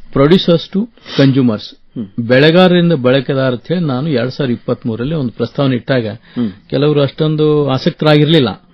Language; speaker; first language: Kannada; native; Kannada